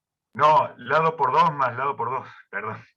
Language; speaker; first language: Spanish; native; Spanish